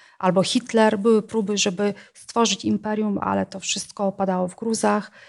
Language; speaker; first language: Polish; non-native, fluent; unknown